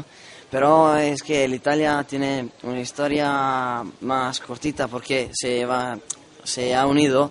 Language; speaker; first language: Spanish; non-native, learner; Italian